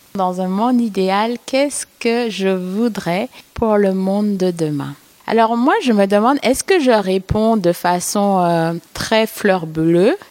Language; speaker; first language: French; native; French